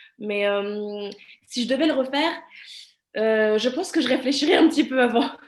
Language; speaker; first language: French; early bilingual, other home language; Vietnamese